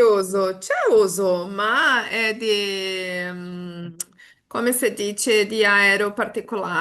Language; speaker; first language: Italian; non-native, fluent; Portuguese